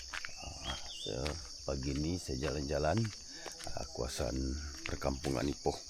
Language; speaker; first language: Malay; non-native, local second language; Iban